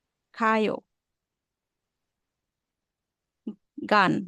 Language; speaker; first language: Korean; non-native, learner; Bangla